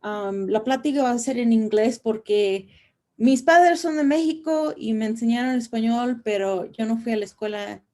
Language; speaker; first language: Spanish; early bilingual, heritage; Spanish